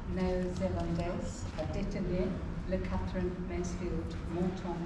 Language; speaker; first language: French; non-native, learner; English